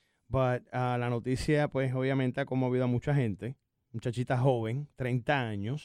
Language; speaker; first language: Spanish; native; Spanish